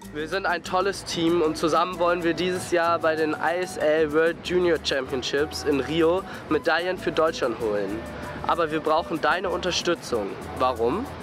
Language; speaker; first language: German; native; German